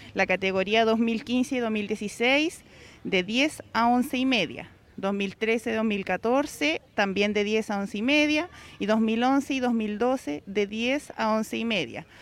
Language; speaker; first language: Spanish; native; Spanish